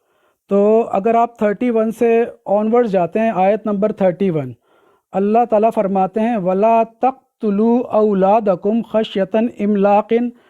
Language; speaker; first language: Urdu; native; Urdu